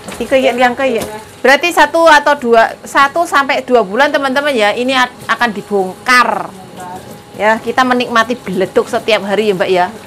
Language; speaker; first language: Indonesian; non-native, local second language; Javanese